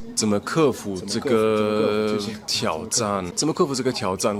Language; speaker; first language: Chinese; non-native, fluent; German